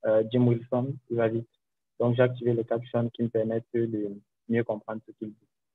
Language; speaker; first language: French; native; French